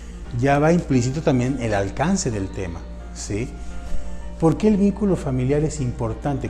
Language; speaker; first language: Spanish; native; Spanish